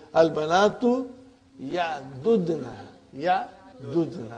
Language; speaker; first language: Arabic; non-native, fluent; Urdu